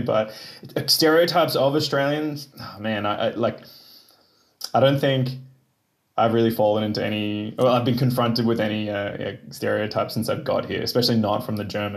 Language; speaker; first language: English; native; English